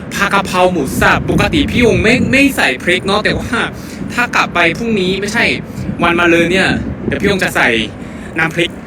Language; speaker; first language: Thai; non-native, fluent; Korean